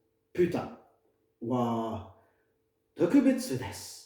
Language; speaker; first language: Japanese; non-native, fluent; French